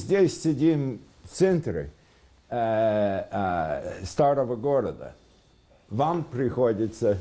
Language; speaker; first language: Russian; non-native, fluent; English